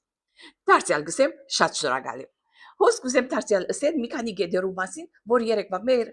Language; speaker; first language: Armenian; early bilingual, heritage; Armenian